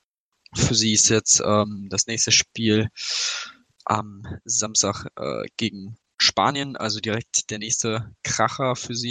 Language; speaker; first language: German; native; German